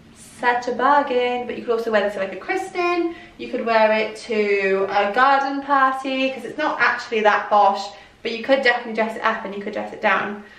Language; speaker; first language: English; native; English